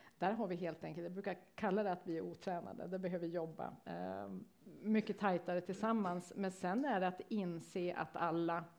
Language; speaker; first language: Swedish; native; Swedish